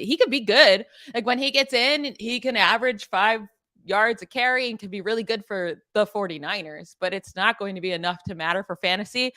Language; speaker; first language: English; native; English